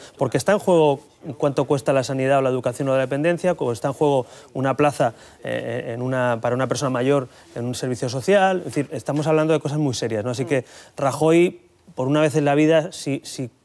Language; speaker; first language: Spanish; native; Spanish